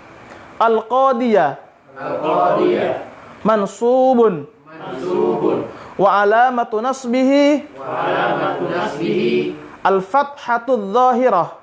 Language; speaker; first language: Arabic; non-native, fluent; Indonesian